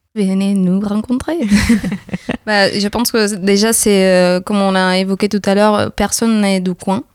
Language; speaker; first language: French; non-native, fluent; Spanish